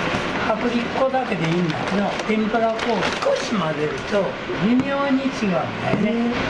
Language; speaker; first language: Japanese; native; Japanese